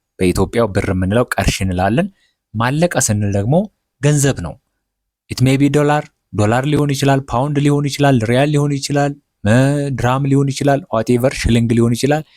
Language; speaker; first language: Amharic; non-native, local second language; Oromo